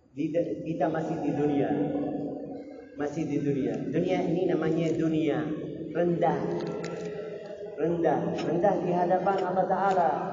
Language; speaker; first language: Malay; non-native, learner; Arabic